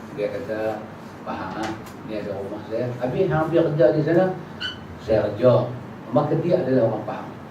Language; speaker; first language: Malay; native; Malay